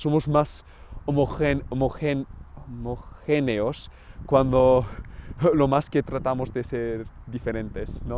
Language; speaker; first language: Spanish; non-native, fluent; English